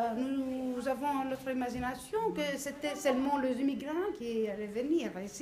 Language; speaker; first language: French; non-native, learner; Greek